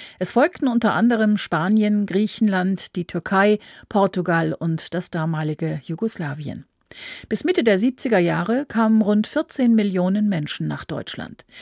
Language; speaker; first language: German; native; German